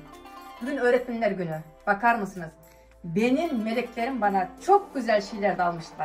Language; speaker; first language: Turkish; non-native, fluent; Kyrgyz